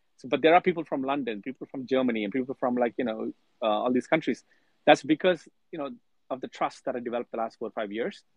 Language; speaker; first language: English; non-native, local second language; Telugu